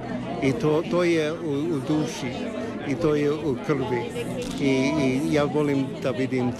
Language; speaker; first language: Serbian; early bilingual, heritage; Croatian